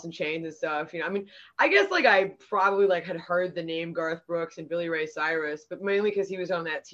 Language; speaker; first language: English; native; English